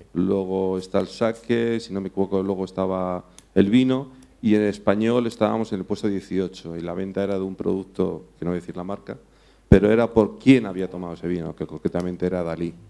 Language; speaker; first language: Spanish; non-native, fluent; English